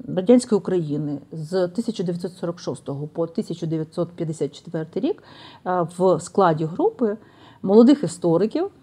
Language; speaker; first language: Ukrainian; native; Ukrainian